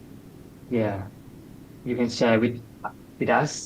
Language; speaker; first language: English; non-native, learner; Thai